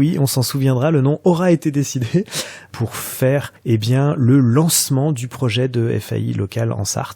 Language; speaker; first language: French; native; French